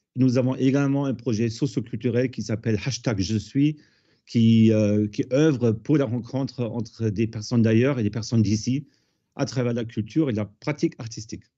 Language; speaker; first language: French; non-native, fluent; German